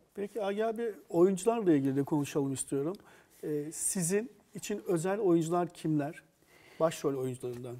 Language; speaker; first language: Turkish; native; Turkish